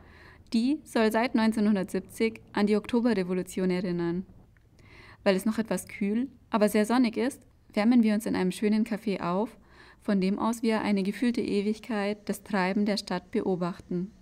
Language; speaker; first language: German; native; German